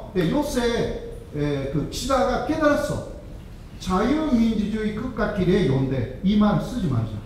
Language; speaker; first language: Korean; non-native, fluent; Japanese